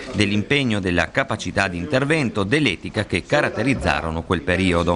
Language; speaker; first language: Italian; native; Italian